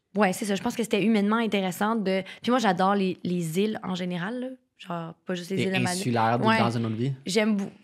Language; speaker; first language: French; native; French